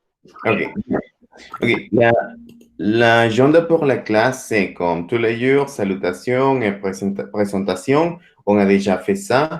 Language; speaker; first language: French; non-native, fluent; Spanish